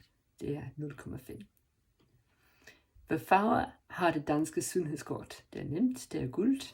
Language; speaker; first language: Danish; non-native, learner; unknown